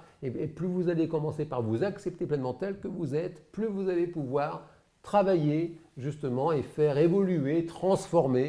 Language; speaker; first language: French; native; French